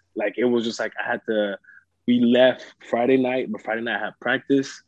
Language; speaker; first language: English; early bilingual, other home language; French